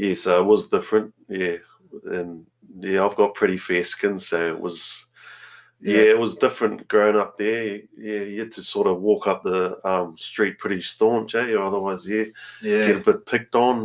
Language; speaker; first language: English; native; English